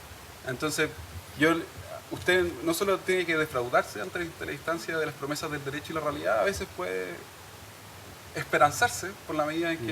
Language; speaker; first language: Spanish; native; Spanish